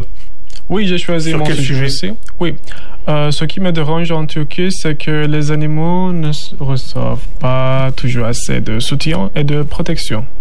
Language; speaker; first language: French; non-native, learner; Turkish